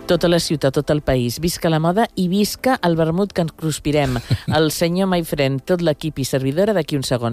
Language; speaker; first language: Catalan; native; Catalan